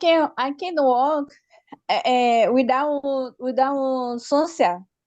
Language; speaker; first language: English; non-native, learner; Haitian Creole